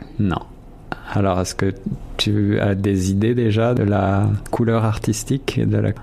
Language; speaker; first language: French; native; French